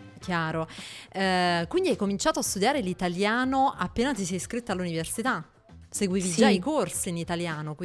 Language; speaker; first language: Italian; native; Italian